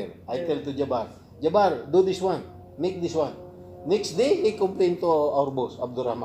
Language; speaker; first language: English; non-native, local second language; Filipino